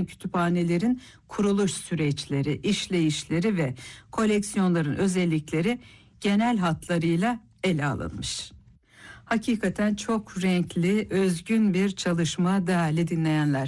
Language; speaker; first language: Turkish; native; Turkish